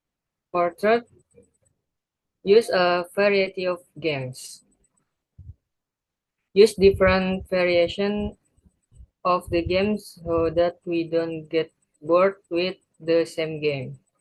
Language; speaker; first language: English; non-native, learner; Indonesian